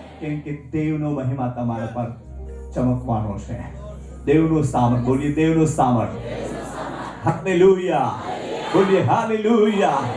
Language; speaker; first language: Gujarati; non-native, local second language; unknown